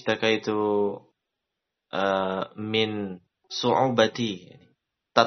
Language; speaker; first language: Arabic; non-native, fluent; Indonesian